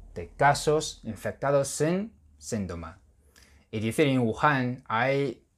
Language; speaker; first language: Spanish; non-native, fluent; Chinese